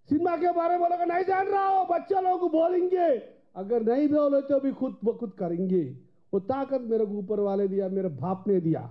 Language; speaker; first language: Hindi; non-native, local second language; Telugu